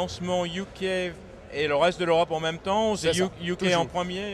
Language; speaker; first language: French; native; French